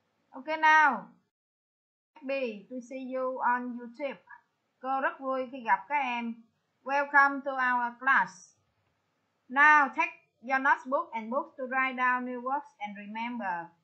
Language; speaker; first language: English; non-native, fluent; Vietnamese